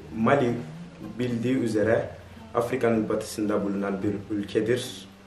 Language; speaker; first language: Turkish; non-native, fluent; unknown